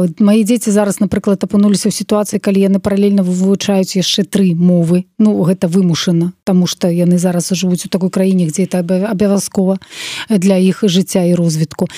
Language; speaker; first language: Belarusian; non-native, local second language; Russian